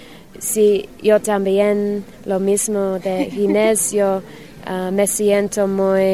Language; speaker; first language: Spanish; non-native, learner; English